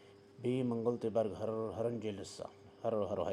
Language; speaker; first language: Mongolian; non-native, learner; Urdu